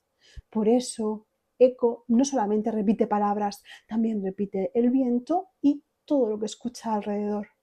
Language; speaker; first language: Spanish; native; Spanish